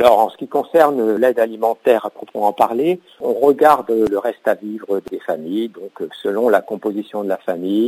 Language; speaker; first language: French; native; French